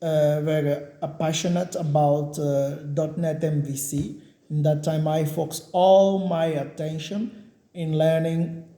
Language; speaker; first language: English; non-native, learner; Portuguese